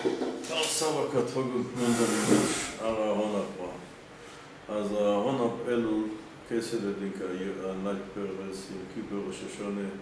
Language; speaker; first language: Hungarian; early bilingual, heritage; Hungarian